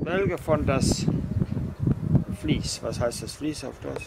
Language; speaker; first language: German; non-native, learner; Danish